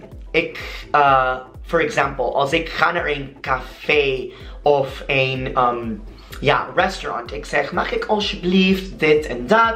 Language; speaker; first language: Dutch; non-native, learner; Spanish